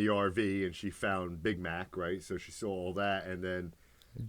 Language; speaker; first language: English; native; English